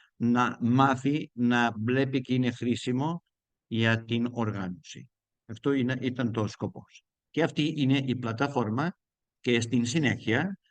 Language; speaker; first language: Greek; non-native, learner; Spanish